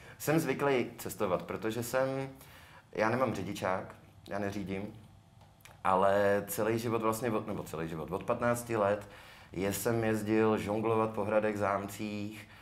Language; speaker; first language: Czech; native; Czech